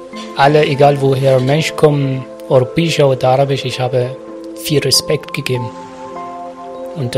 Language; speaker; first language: German; non-native, learner; Arabic